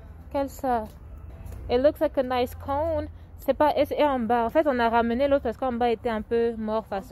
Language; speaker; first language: French; early bilingual, heritage; French